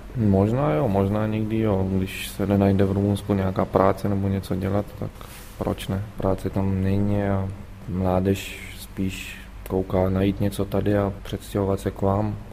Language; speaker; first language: Czech; early bilingual, heritage; Czech